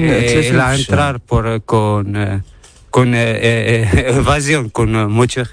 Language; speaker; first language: Spanish; non-native, learner; Arabic